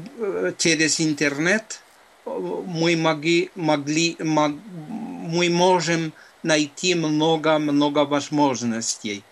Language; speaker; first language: Russian; non-native, fluent; Spanish